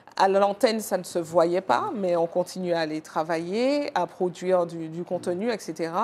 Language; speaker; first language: French; native; French